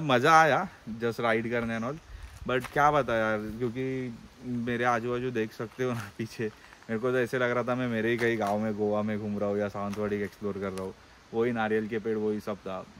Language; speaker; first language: Hindi; non-native, local second language; Marathi